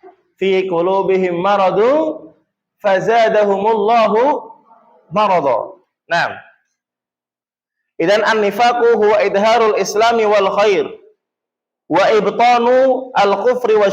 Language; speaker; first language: Arabic; non-native, learner; Indonesian